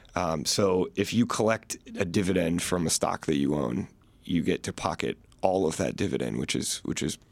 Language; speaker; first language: English; native; English